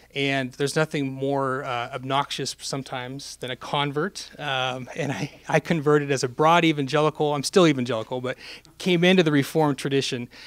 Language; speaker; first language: English; native; English